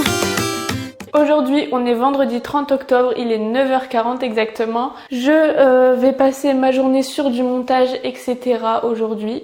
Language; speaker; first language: French; native; French